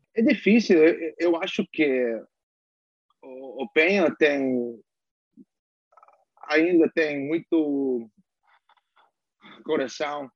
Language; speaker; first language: Portuguese; non-native, learner; English